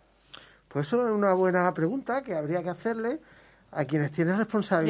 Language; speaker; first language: Spanish; native; Spanish